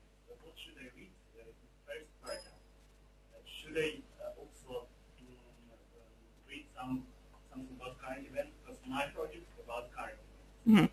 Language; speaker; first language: English; non-native, learner; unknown